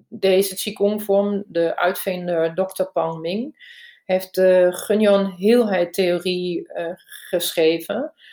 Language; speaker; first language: Dutch; non-native, fluent; German